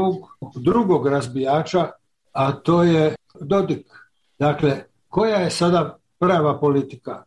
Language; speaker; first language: Serbian; native; Serbian